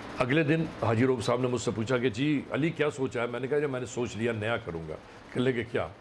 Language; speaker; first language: Urdu; native; Urdu